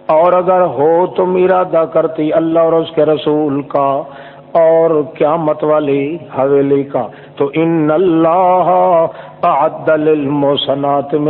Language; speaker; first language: Urdu; non-native, local second language; Saraiki